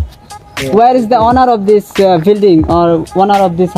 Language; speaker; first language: English; non-native, learner; Bangla